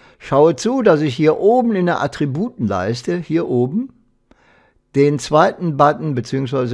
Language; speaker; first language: German; native; German